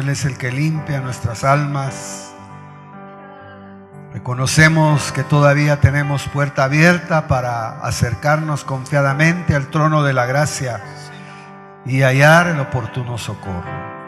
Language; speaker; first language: Spanish; native; Spanish